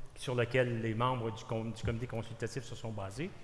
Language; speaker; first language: French; native; French